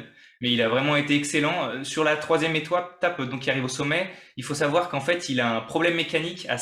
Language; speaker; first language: French; native; French